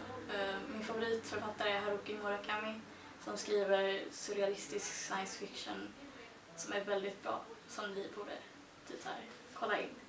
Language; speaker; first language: Swedish; early bilingual, other home language; Chinese